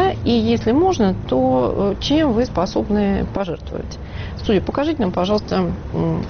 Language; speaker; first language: Russian; native; Russian